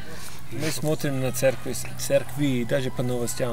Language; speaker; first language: Russian; non-native, fluent; English